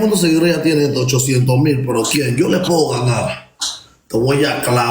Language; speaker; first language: Spanish; native; Spanish